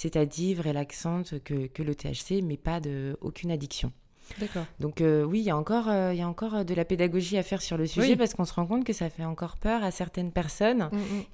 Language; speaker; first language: French; native; French